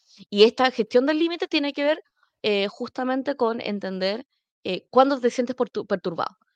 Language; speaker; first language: Spanish; native; Spanish